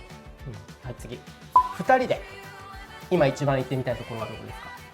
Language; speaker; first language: Japanese; native; Japanese